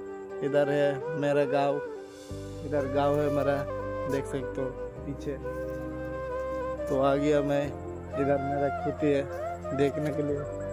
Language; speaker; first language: Hindi; non-native, local second language; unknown